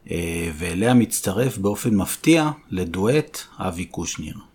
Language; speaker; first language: Hebrew; native; Hebrew